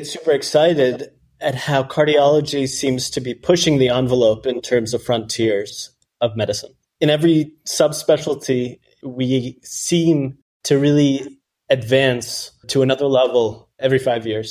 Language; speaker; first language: English; native; English